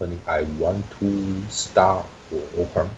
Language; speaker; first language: English; non-native, learner; Chinese